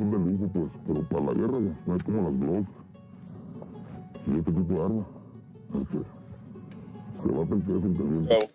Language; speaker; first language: Spanish; native; Spanish